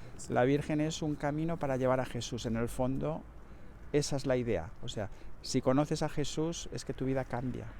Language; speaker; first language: Spanish; native; Spanish